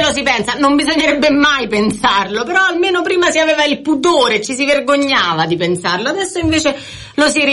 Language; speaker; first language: Italian; native; Italian